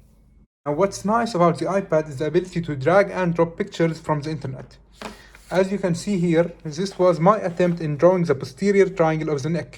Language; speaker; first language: English; non-native, fluent; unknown